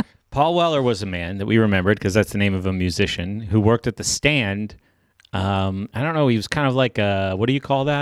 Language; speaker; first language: English; native; English